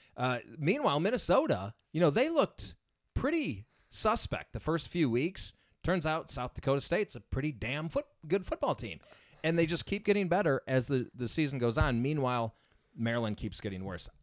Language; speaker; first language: English; native; English